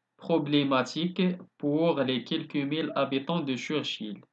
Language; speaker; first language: French; non-native, local second language; Arabic